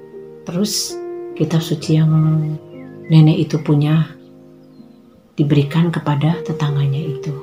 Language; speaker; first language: Indonesian; native; Indonesian